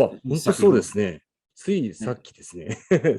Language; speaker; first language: Japanese; native; Japanese